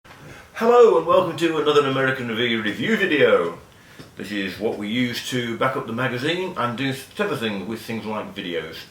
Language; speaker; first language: English; native; English